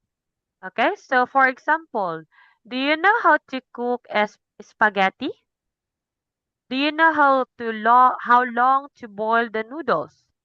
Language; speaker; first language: English; non-native, fluent; Cebuano